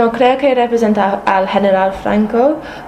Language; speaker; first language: Spanish; non-native, fluent; English